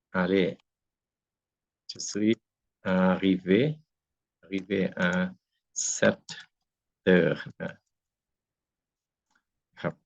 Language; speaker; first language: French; non-native, fluent; Thai